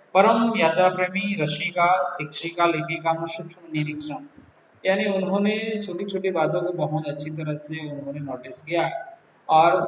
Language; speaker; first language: Hindi; non-native, local second language; Gujarati